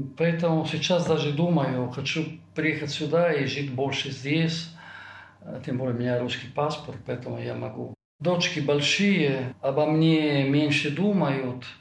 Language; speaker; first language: Russian; non-native, fluent; Italian